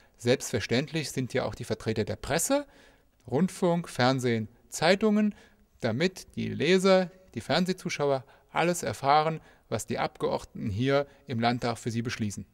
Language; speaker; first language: German; native; German